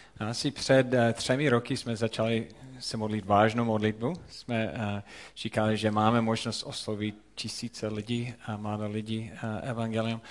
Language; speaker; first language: Czech; non-native, fluent; English